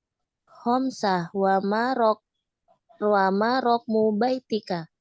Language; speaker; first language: Arabic; non-native, learner; Indonesian